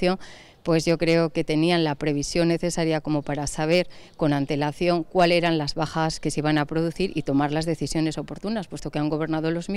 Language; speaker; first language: Spanish; native; Spanish